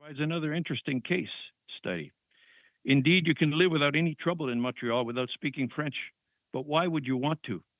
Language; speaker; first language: English; non-native, fluent; French